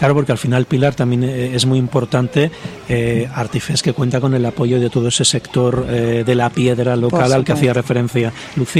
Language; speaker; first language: Spanish; native; Spanish